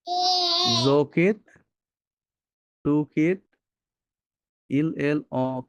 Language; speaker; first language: French; non-native, learner; Bangla